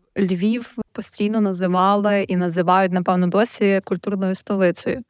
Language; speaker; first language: Ukrainian; native; Ukrainian